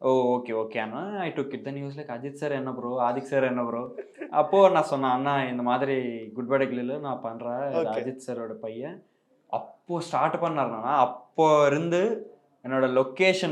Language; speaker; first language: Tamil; non-native, learner; Telugu